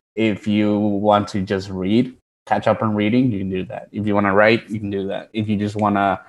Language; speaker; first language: English; early bilingual, other home language; Spanish